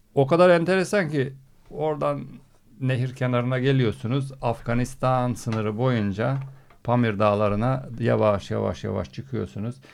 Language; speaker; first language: Turkish; early bilingual, heritage; Turkish